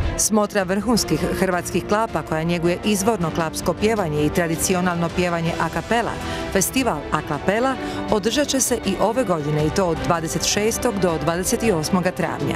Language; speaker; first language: Serbian; native; Serbian